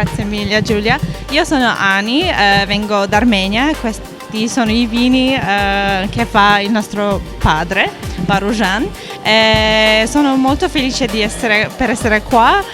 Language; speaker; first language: Italian; non-native, learner; Armenian